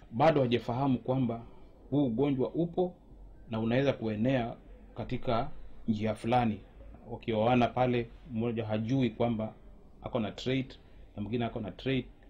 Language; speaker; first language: Swahili; native; Swahili